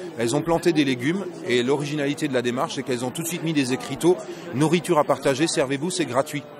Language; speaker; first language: French; native; French